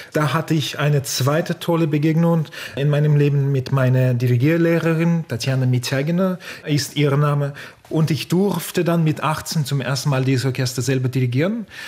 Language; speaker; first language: German; non-native, fluent; Russian